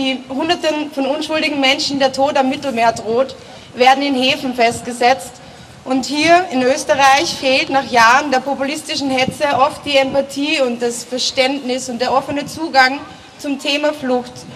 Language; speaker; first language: German; native; German